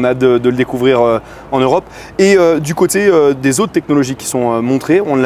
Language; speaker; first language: French; native; French